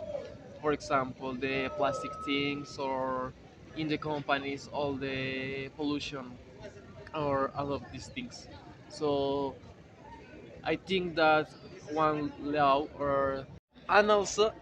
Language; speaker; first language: English; non-native, learner; Spanish